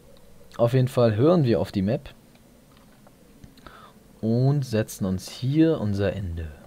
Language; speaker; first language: German; native; German